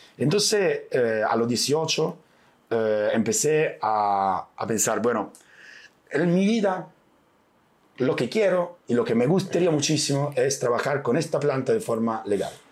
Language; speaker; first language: Spanish; non-native, fluent; Italian